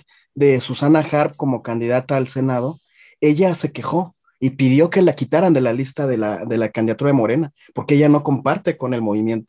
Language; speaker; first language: Spanish; native; Spanish